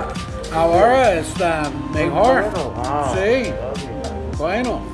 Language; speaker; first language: Spanish; non-native, learner; English